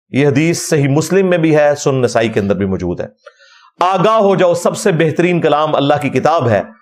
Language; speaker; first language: Urdu; non-native, local second language; Punjabi